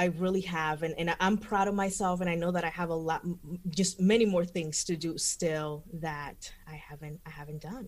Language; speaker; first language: English; non-native, fluent; Spanish